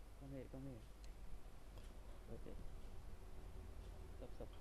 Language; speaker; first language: English; non-native, learner; Indonesian